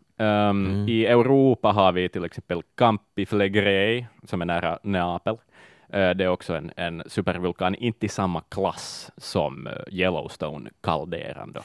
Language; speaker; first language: Swedish; native; Swedish